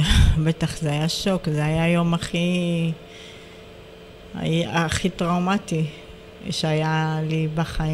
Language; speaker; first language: Hebrew; early bilingual, other home language; Amharic